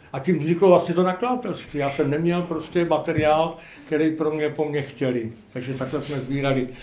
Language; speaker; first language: Czech; non-native, local second language; Polish